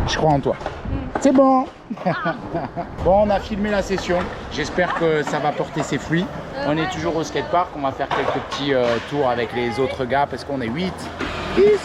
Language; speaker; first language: French; native; French